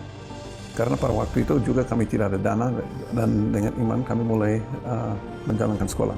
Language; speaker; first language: Indonesian; non-native, fluent; English